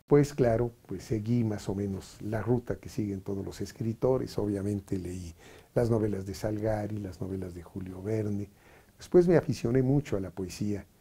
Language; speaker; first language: Spanish; native; Spanish